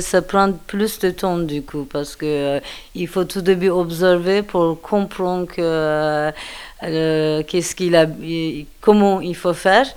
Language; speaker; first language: French; non-native, fluent; Turkish